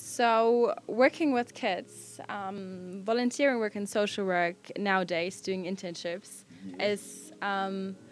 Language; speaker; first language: English; non-native, fluent; German